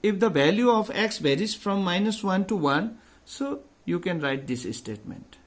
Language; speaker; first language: English; non-native, local second language; Nepali